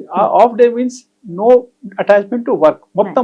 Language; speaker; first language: Telugu; non-native, fluent; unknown